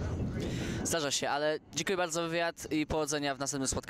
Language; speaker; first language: Polish; native; Polish